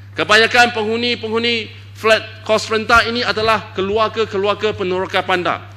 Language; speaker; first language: Malay; non-native, local second language; Chinese